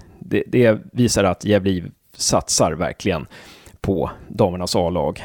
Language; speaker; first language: Swedish; native; Swedish